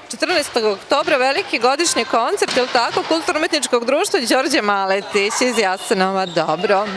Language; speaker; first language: Serbian; native; Serbian